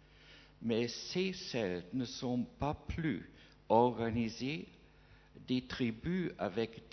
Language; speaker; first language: French; non-native, fluent; German